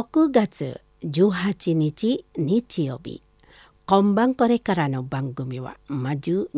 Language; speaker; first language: Japanese; non-native, fluent; Indonesian